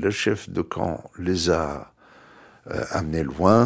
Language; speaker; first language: French; non-native, fluent; Arabic